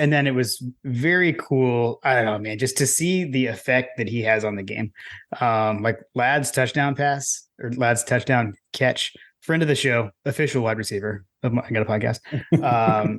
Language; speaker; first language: English; native; English